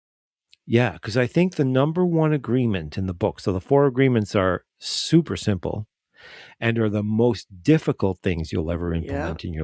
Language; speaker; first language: English; native; English